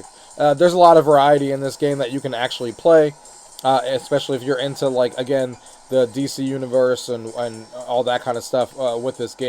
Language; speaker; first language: English; native; English